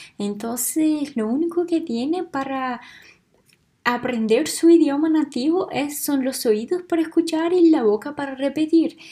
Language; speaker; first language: Spanish; non-native, fluent; Portuguese